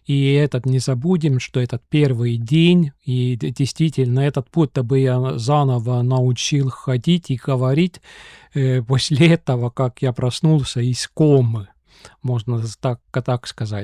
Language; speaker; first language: Russian; non-native, local second language; Estonian